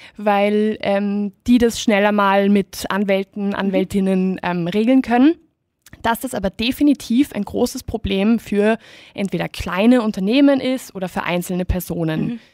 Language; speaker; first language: German; non-native, fluent; Spanish